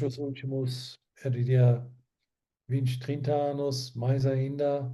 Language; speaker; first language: Portuguese; non-native, fluent; German